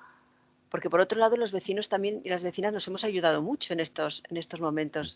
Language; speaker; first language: Spanish; native; Spanish